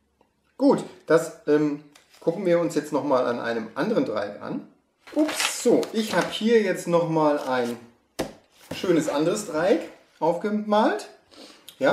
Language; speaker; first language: German; native; German